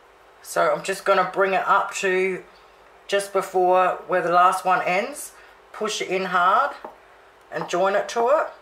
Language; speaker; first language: English; native; English